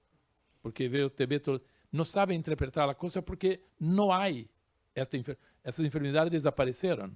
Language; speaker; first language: Spanish; non-native, fluent; Portuguese